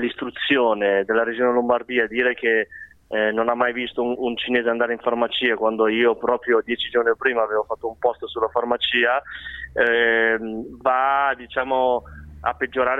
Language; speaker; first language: Italian; early bilingual, other home language; Chinese